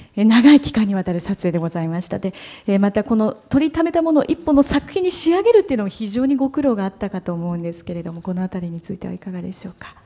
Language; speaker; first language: Japanese; native; Japanese